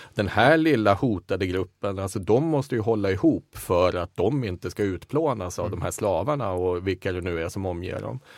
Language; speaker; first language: Swedish; native; Swedish